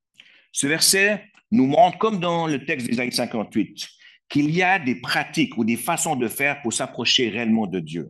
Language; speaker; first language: French; native; French